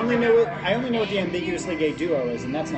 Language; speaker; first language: English; native; English